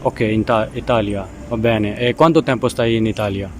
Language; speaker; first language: Italian; non-native, learner; Urdu